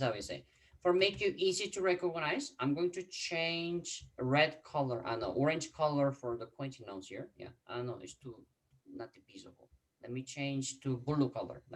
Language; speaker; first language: English; non-native, fluent; Korean